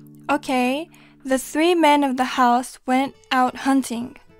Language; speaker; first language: English; early bilingual, other home language; Japanese